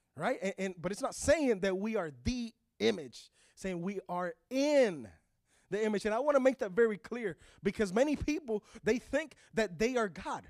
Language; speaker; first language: English; early bilingual, other home language; Spanish